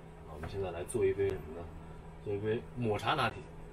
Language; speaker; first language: Chinese; native; Chinese